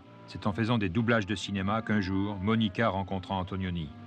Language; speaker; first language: French; native; French